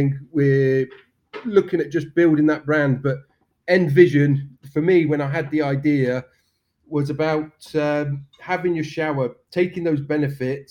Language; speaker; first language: English; native; English